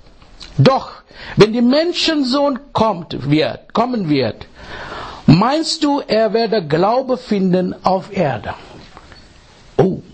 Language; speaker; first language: German; non-native, fluent; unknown